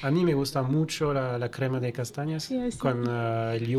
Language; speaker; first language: Spanish; non-native, fluent; French